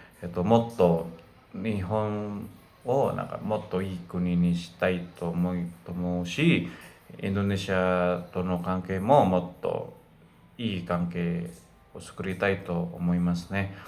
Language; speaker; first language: Japanese; non-native, fluent; Indonesian